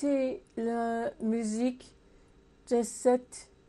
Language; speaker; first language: French; non-native, learner; English